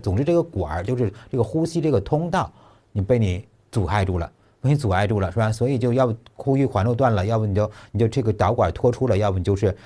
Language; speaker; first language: Chinese; native; Chinese